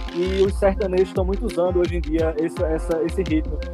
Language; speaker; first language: Portuguese; native; Portuguese